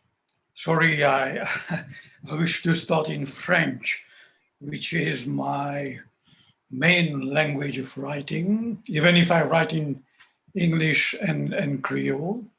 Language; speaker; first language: English; non-native, fluent; French